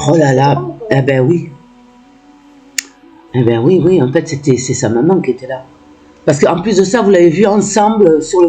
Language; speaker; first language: French; native; French